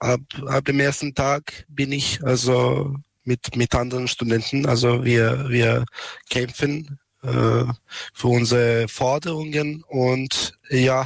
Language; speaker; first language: German; non-native, learner; Serbian